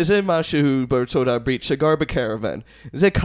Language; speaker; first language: Hebrew; non-native, fluent; English